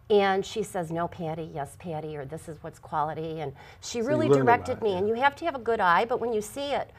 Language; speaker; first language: English; native; English